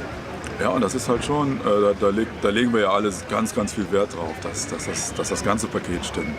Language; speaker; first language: German; native; German